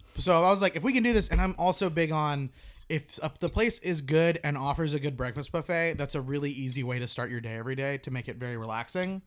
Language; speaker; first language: English; native; English